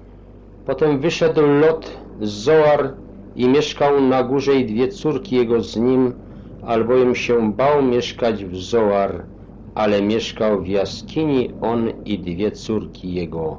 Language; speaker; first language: Polish; native; Polish